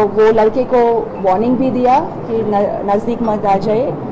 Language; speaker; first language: Hindi; non-native, local second language; Telugu